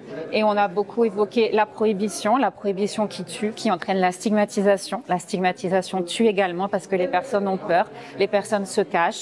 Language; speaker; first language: French; native; French